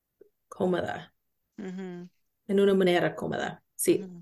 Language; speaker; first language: Spanish; non-native, learner; English